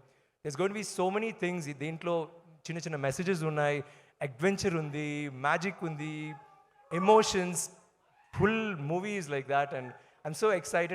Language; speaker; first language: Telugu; non-native, learner; Tamil